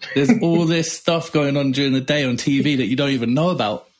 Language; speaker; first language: English; native; English